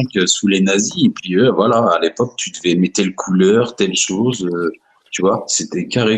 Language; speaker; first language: French; native; French